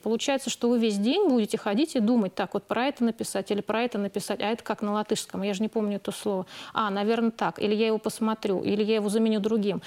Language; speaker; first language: Russian; native; Russian